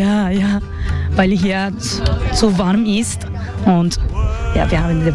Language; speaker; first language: German; non-native, learner; Spanish